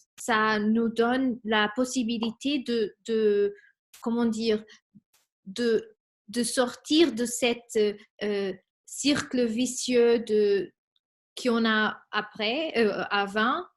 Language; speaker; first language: French; non-native, fluent; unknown